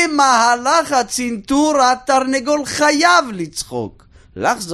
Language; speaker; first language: Hebrew; native; Hebrew